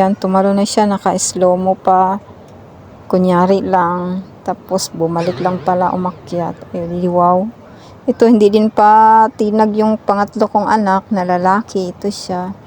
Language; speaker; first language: Filipino; non-native, local second language; Cebuano